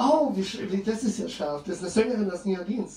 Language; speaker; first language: German; native; German